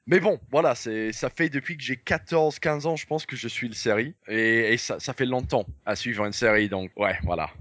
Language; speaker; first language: French; non-native, fluent; English